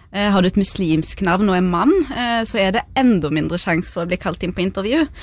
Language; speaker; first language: Norwegian; early bilingual, other home language; Arabic